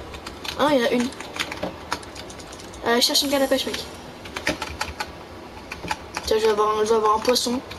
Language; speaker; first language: French; native; French